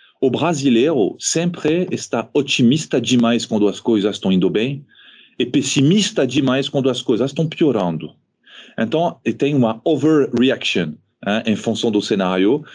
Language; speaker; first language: Portuguese; non-native, fluent; French